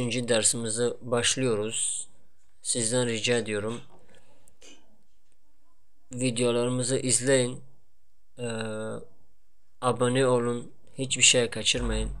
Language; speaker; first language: Turkish; non-native, fluent; Tajik